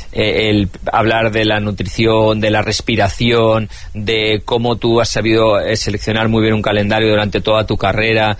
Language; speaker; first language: Spanish; native; Spanish